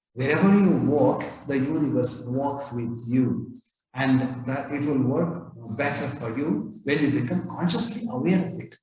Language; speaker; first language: English; non-native, local second language; Kannada